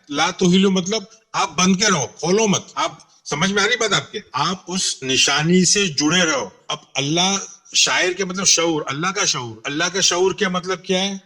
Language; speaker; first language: Urdu; non-native, local second language; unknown